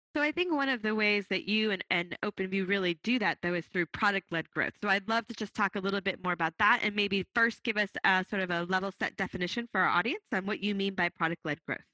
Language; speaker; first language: English; native; English